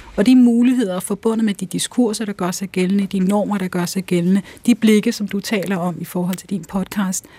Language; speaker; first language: Danish; early bilingual, other home language; Urdu